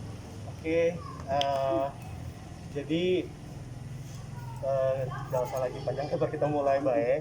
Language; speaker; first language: Indonesian; native; Indonesian